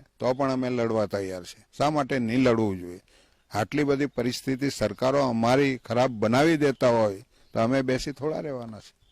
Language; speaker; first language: Gujarati; non-native, local second language; Vasavi